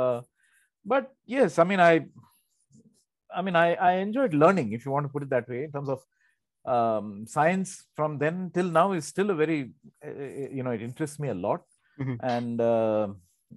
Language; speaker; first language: English; non-native, local second language; Tamil